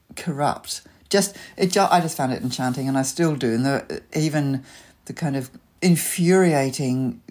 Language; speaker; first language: English; native; English